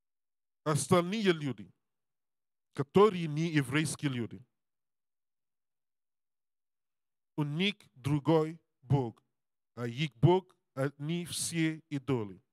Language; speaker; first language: Russian; non-native, learner; English